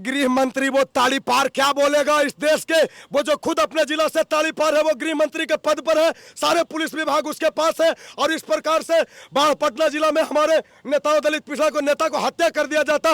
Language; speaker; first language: Hindi; native; Hindi